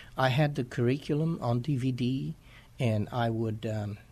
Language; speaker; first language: English; non-native, fluent; Romanian